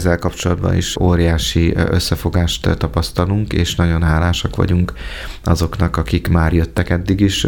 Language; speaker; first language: Hungarian; native; Hungarian